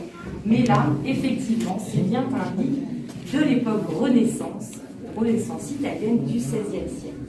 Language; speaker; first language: French; native; French